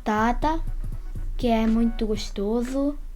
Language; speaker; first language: Portuguese; early bilingual, heritage; Portuguese